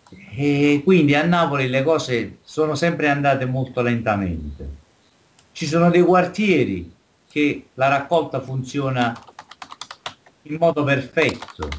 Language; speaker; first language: Italian; native; Italian